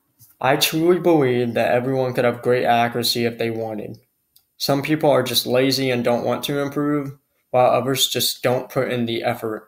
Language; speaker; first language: English; native; English